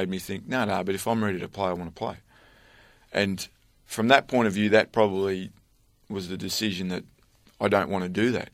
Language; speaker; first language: English; native; English